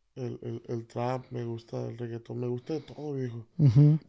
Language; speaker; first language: Spanish; native; Spanish